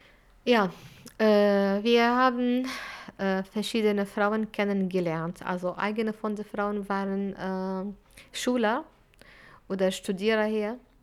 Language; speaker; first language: German; non-native, fluent; Arabic